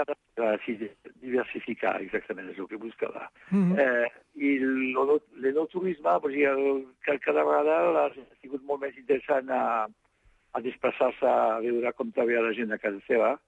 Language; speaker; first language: Catalan; non-native, fluent; French